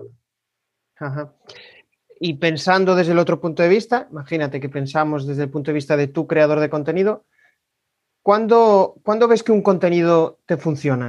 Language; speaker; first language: Spanish; native; Spanish